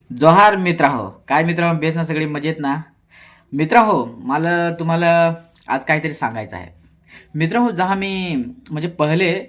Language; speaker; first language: Marathi; non-native, local second language; Kukna